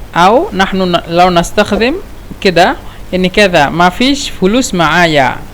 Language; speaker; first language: Egyptian Arabic; non-native, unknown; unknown